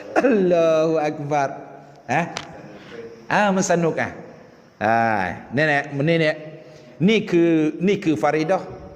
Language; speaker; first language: Thai; non-native, local second language; Malay